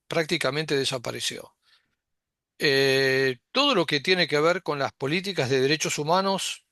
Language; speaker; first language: Spanish; native; Spanish